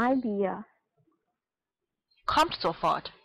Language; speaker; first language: German; non-native, fluent; Chinese